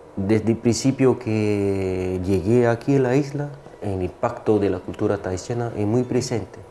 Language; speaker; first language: Spanish; non-native, fluent; French